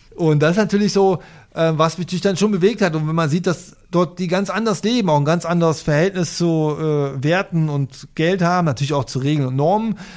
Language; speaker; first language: German; native; German